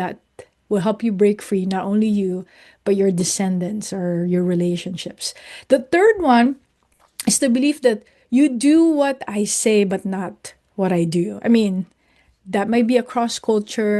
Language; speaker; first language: English; non-native, local second language; Filipino